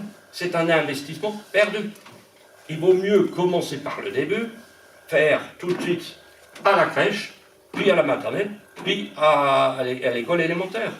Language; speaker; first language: French; non-native, local second language; Swiss German